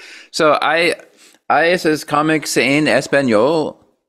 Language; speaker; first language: English; native; English